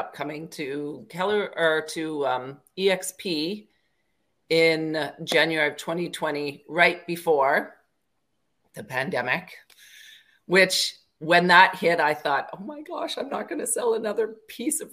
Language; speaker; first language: English; native; English